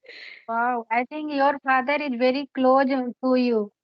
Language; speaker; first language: English; non-native, learner; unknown